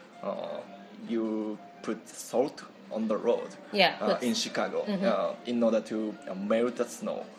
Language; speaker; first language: English; non-native, learner; Japanese